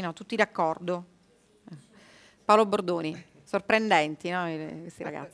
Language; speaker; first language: Italian; native; Italian